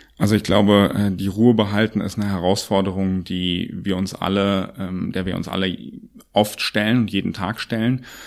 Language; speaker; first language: German; native; German